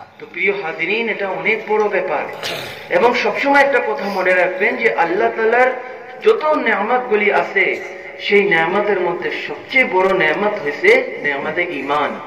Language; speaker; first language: Bangla; non-native, fluent; Urdu